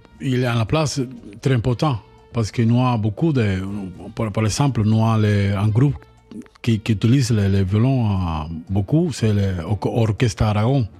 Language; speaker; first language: French; non-native, learner; Spanish